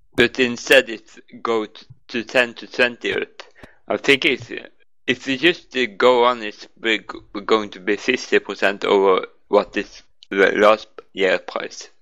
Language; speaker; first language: English; non-native, learner; Norwegian